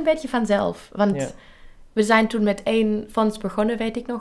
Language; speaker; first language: Dutch; native; Dutch